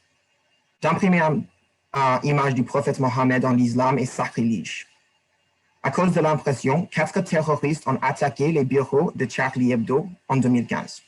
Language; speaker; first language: French; non-native, learner; English